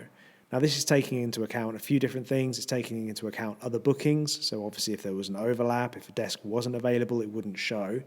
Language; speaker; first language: English; native; English